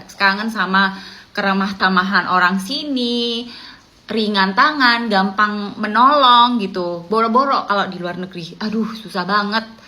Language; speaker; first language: Indonesian; native; Indonesian